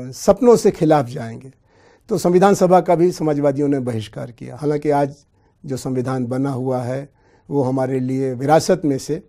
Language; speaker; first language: Hindi; native; Hindi